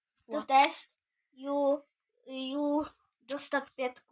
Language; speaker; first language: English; non-native, learner; Czech